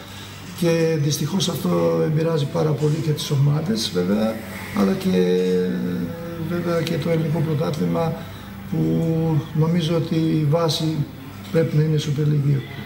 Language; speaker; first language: Greek; non-native, fluent; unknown